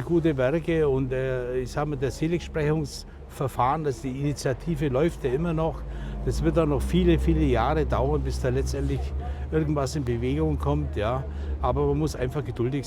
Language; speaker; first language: German; native; German